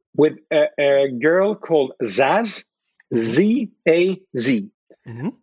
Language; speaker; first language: English; non-native, fluent; Swedish